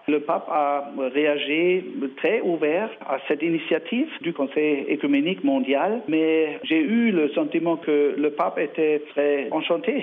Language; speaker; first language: French; non-native, learner; German